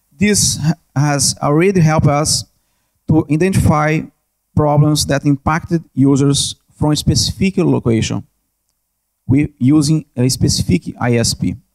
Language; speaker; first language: English; non-native, learner; Portuguese